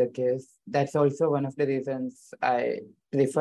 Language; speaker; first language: English; non-native, local second language; Telugu